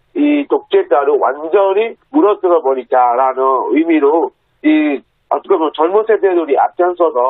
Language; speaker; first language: Korean; non-native, fluent; Burmese